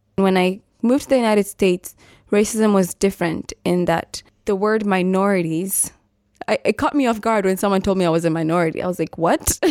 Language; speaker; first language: English; non-native, local second language; Meru